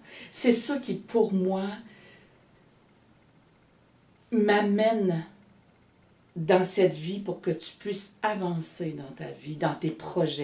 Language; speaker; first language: French; native; French